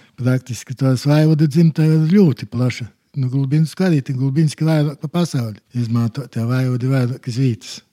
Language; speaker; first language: Latvian; native; Latvian